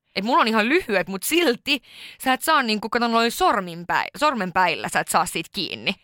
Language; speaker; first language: Finnish; early bilingual, heritage; Finnish